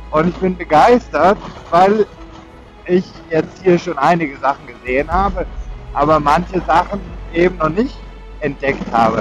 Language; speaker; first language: German; native; German